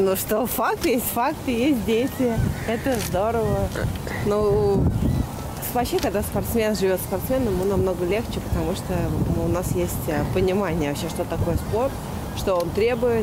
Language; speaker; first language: Russian; native; Russian